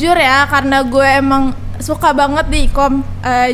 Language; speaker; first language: Indonesian; native; Indonesian